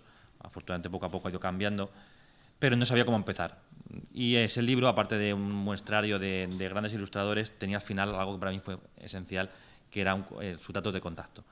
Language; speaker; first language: Spanish; native; Spanish